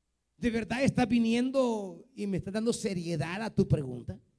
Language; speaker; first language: Spanish; native; Spanish